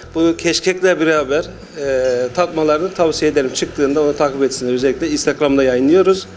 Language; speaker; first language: Turkish; native; Turkish